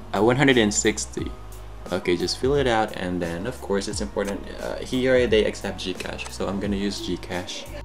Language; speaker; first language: English; non-native, local second language; Pampanga